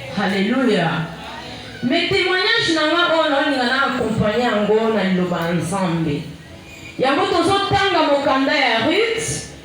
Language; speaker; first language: Lingala; native; Lingala